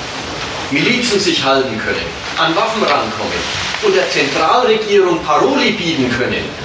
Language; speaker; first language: German; native; German